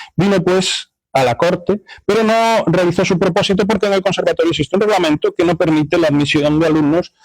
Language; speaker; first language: Spanish; non-native, local second language; Galician